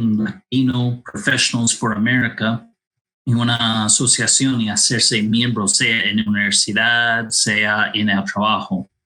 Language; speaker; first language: Spanish; non-native, fluent; English